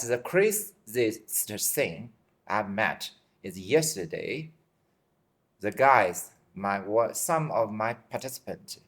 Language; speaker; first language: English; non-native, fluent; Chinese